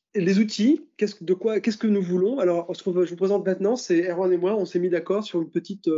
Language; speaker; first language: French; native; French